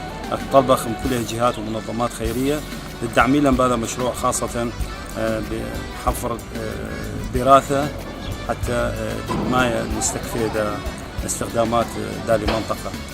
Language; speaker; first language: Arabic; non-native, local second language; Assyrian Neo-Aramaic